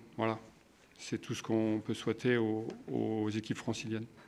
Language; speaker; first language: French; native; French